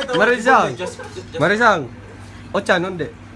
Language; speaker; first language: Japanese; non-native, learner; Cebuano